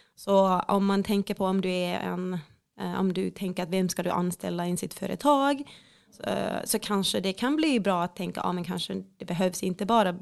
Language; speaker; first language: Swedish; non-native, fluent; Finnish